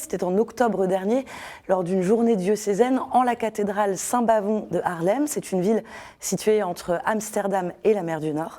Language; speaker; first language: French; native; French